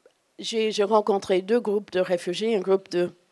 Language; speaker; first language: French; non-native, fluent; English